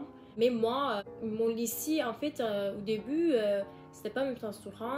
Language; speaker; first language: French; non-native, learner; Turkish